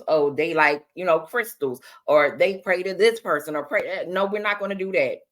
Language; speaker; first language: English; native; English